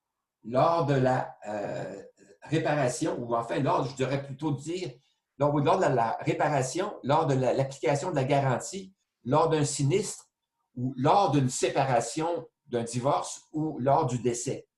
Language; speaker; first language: French; native; French